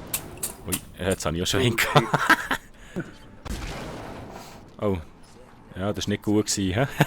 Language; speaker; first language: German; native; German